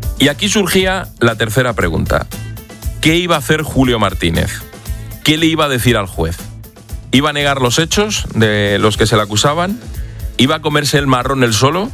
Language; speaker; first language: Spanish; native; Spanish